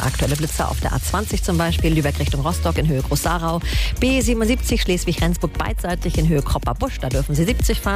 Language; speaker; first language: German; native; German